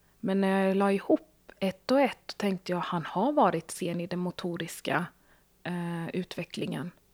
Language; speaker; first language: Swedish; early bilingual, other home language; Gujarati